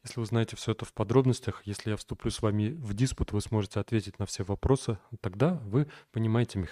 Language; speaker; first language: Russian; native; Russian